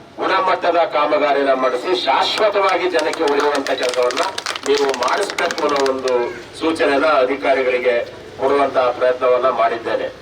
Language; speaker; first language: Kannada; native; Kannada